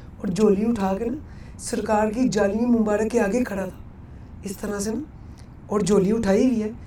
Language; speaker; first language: Urdu; non-native, local second language; Punjabi